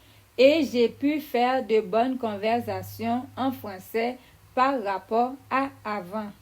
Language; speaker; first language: French; non-native, fluent; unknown